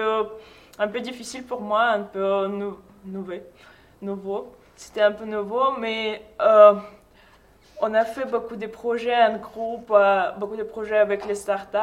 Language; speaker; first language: French; non-native, fluent; Russian